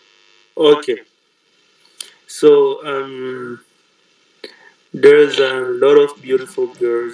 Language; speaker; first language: English; non-native, learner; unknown